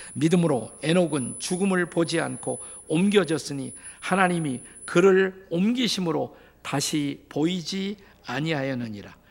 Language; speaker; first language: Korean; native; Korean